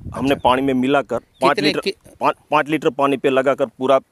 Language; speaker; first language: Hindi; non-native, local second language; Gujarati